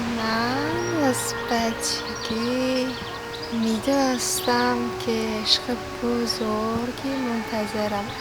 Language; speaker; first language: Persian; non-native, fluent; Russian